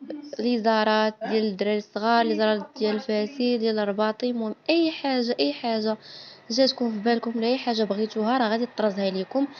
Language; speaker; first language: Arabic; native; Arabic